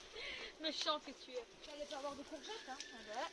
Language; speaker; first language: French; native; French